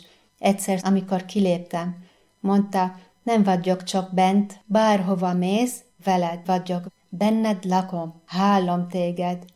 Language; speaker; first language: Hungarian; non-native, fluent; Arabic